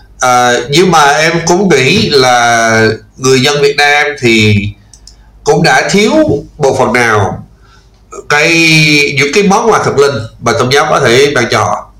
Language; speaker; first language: Vietnamese; non-native, fluent; English